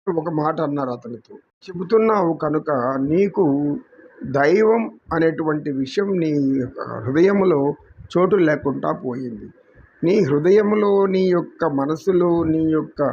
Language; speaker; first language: Telugu; native; Telugu